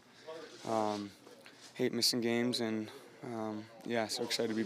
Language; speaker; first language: English; native; English